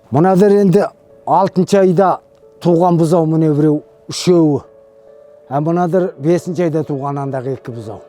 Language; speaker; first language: Kazakh; native; Kazakh